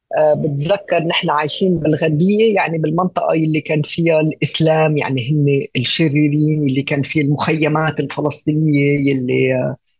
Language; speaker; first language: Arabic; native; Arabic